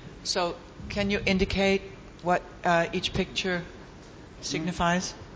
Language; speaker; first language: English; non-native, fluent; Italian